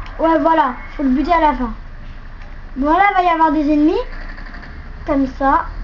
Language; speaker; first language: French; native; French